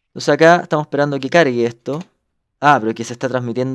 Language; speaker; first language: Spanish; native; Spanish